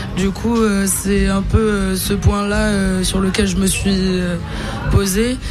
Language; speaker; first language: French; native; French